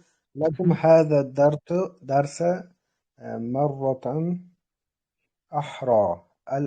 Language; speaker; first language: Arabic; non-native, learner; Uzbek